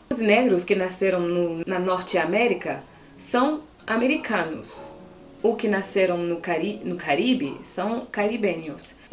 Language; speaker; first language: Portuguese; non-native, fluent; French